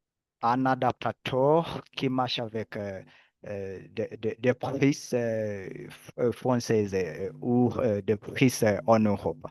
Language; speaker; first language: French; non-native, learner; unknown